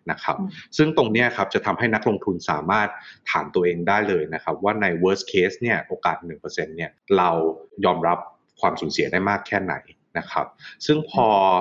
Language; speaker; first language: Thai; native; Thai